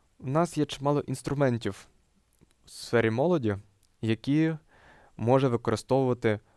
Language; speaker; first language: Ukrainian; native; Ukrainian